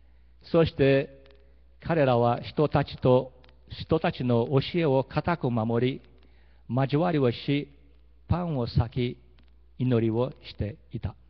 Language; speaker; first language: Japanese; early bilingual, heritage; Portuguese